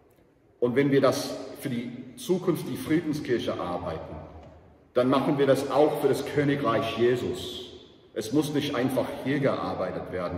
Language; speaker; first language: German; non-native, learner; English